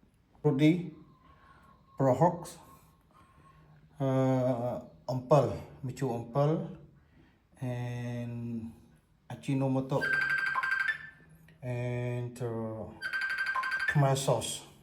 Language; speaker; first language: English; non-native, learner; Khmer